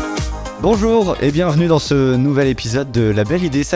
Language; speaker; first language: French; native; French